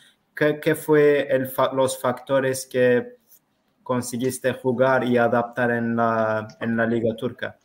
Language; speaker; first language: Spanish; non-native, learner; Turkish